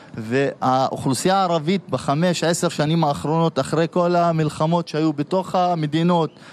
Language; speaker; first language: Hebrew; non-native, local second language; Arabic